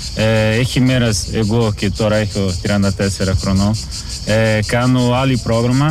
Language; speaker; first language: Greek; non-native, learner; Portuguese